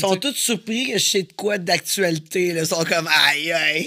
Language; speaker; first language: French; native; French